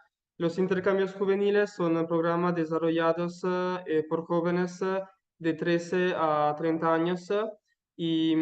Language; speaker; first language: Spanish; non-native, learner; Italian